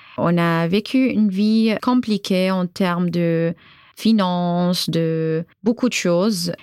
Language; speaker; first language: French; non-native, fluent; Arabic